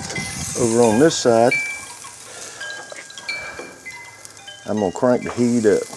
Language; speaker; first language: English; native; English